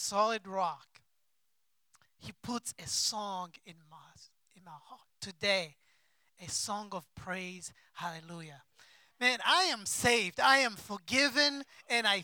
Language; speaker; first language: English; non-native, local second language; Kinyarwanda